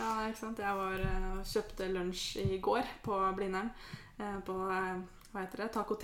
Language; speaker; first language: Norwegian; native; Norwegian